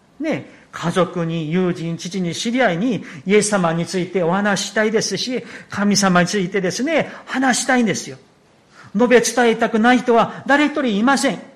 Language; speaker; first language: Japanese; non-native, fluent; Korean